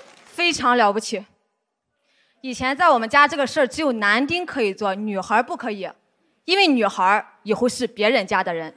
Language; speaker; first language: Chinese; native; Chinese